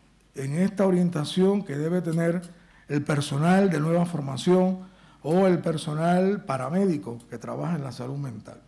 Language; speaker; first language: Spanish; native; Spanish